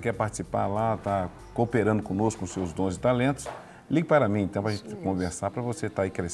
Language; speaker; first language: Portuguese; native; Portuguese